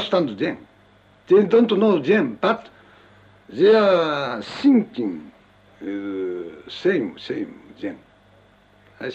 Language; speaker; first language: English; non-native, learner; Japanese